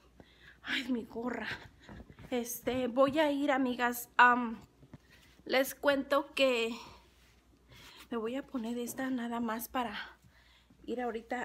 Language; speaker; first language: Spanish; native; Spanish